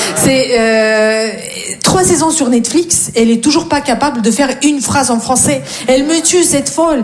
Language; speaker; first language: French; non-native, fluent; Russian